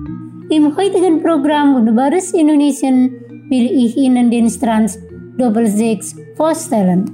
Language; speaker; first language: German; non-native, fluent; Indonesian